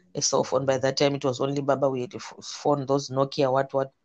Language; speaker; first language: English; non-native, local second language; Shona